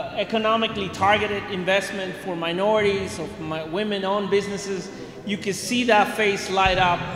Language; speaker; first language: English; non-native, fluent; Spanish